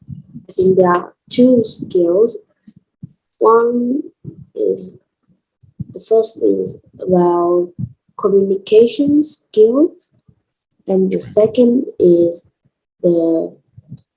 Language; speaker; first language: English; non-native, learner; Vietnamese